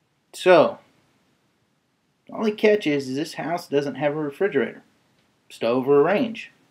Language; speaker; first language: English; native; English